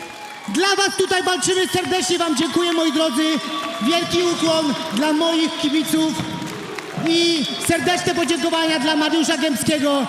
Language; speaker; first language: Polish; native; Polish